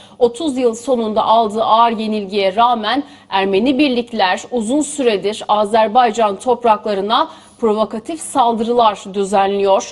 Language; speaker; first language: Turkish; native; Turkish